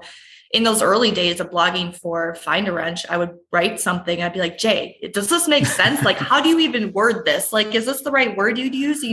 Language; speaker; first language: English; native; English